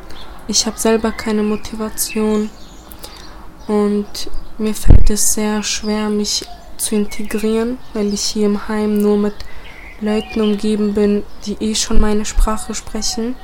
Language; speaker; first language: German; early bilingual, other home language; Bosnian